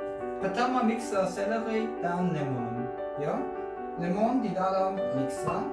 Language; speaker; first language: Indonesian; non-native, learner; German